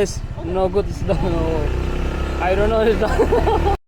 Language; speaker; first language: English; non-native, learner; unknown